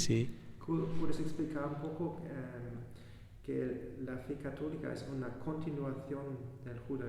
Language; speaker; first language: Spanish; non-native, fluent; German